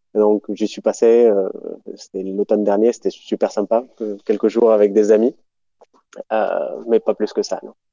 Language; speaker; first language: French; native; French